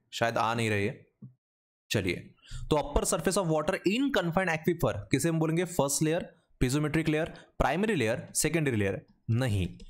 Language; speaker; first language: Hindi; non-native, local second language; Marathi